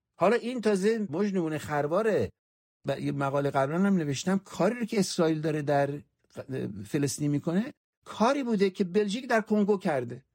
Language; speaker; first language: Persian; native; Persian